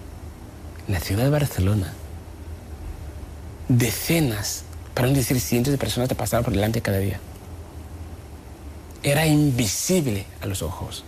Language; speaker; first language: Spanish; non-native, fluent; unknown